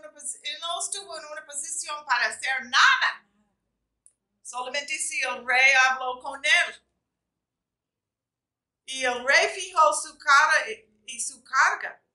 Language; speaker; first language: Spanish; non-native, fluent; English